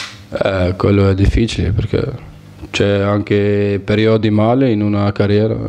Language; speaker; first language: Italian; non-native, fluent; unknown